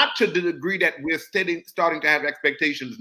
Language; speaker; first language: English; native; English